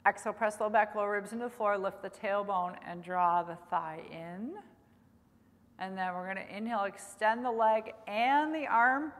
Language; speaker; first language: English; native; English